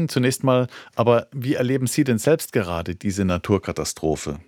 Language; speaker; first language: German; native; German